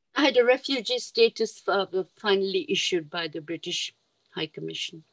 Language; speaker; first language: English; non-native, local second language; Urdu